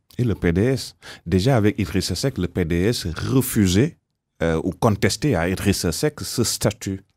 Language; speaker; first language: French; non-native, local second language; Wolof